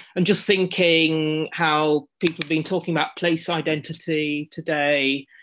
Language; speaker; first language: English; native; English